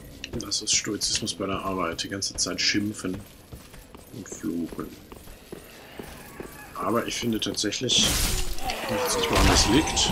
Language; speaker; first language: German; native; German